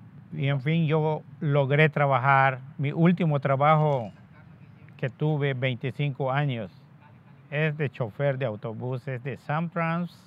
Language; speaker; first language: Spanish; non-native, local second language; Yucateco